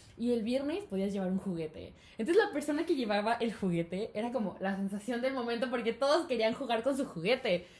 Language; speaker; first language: Spanish; native; Spanish